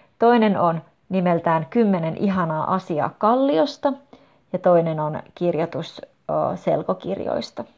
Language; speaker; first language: Finnish; native; Finnish